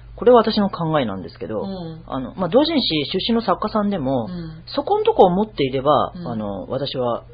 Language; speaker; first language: Japanese; native; Japanese